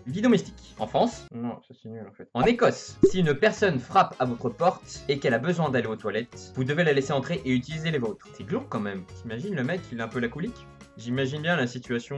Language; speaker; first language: French; native; French